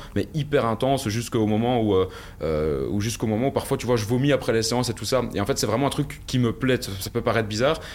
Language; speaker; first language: French; native; French